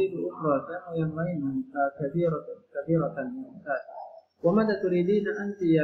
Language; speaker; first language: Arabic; non-native, fluent; Indonesian